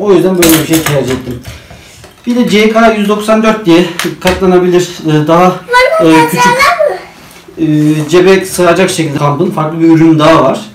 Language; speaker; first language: Turkish; native; Turkish